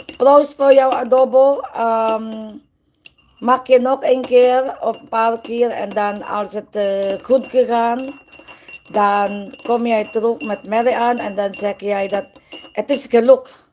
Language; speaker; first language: Dutch; non-native, learner; Filipino